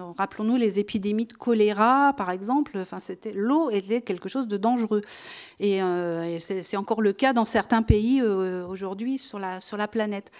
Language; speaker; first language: French; native; French